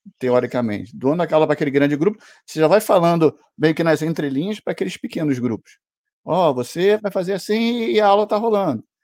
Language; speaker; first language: Portuguese; native; Portuguese